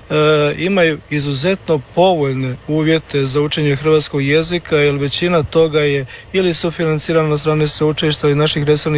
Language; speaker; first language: Serbian; native; Serbian